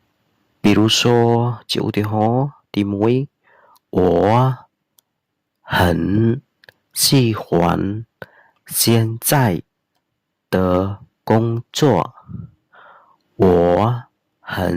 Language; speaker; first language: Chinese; non-native, fluent; Khmer